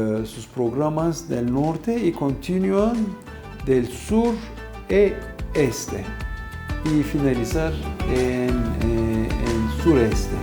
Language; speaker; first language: Spanish; non-native, fluent; Turkish